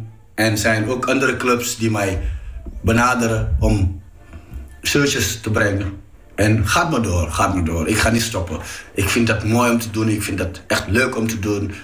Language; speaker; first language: Dutch; non-native, fluent; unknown